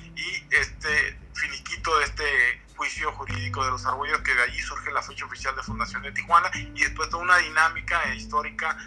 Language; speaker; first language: Spanish; native; Spanish